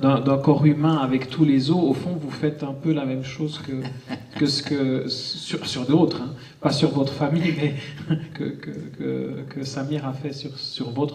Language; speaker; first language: French; native; French